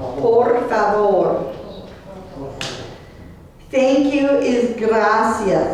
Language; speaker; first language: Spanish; non-native, learner; English